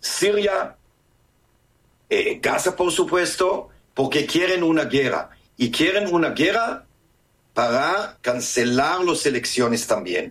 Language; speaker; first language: Spanish; non-native, fluent; Hebrew